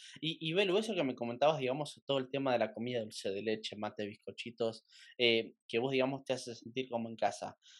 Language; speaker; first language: Spanish; native; Spanish